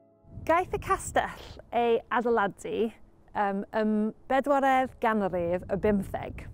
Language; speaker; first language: Welsh; non-native, learner; English